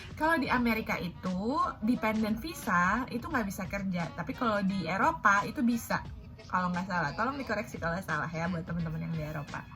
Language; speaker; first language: Indonesian; native; Indonesian